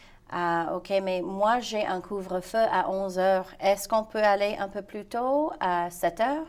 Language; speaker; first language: French; non-native, fluent; English